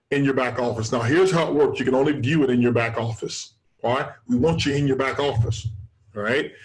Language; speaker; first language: English; native; English